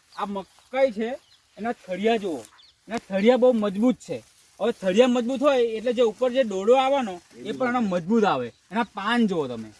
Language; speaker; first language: Gujarati; native; Gujarati